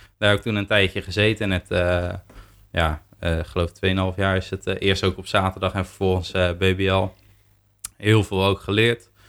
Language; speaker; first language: Dutch; native; Dutch